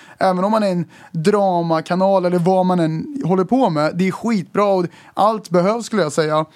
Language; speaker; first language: Swedish; native; Swedish